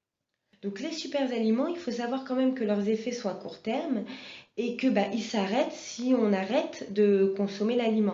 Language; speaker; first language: French; native; French